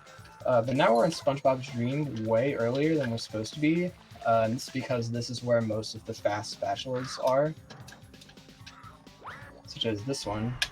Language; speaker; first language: English; native; English